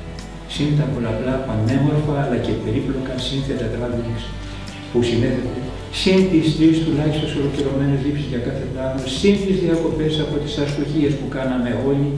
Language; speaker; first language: Greek; native; Greek